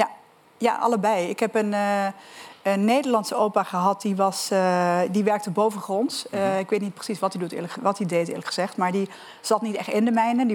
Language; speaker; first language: Dutch; native; Dutch